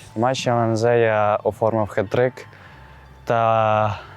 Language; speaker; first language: Ukrainian; native; Ukrainian